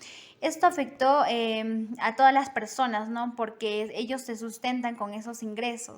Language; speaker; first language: Spanish; native; Spanish